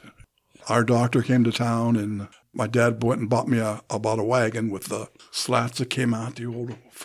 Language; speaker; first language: English; native; English